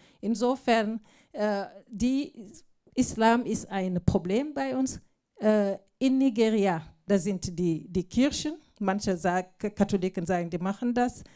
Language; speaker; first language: German; non-native, fluent; Fula